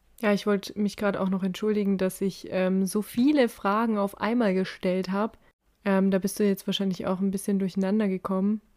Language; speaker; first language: German; native; German